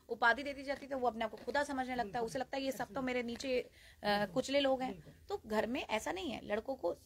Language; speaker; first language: Hindi; native; Hindi